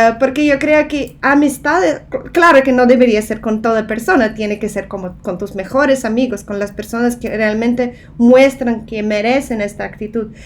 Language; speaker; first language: Spanish; non-native, fluent; Russian